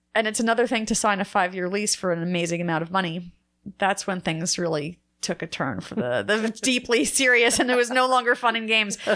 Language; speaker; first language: English; native; English